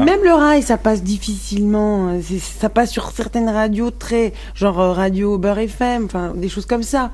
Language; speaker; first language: French; non-native, local second language; Arabic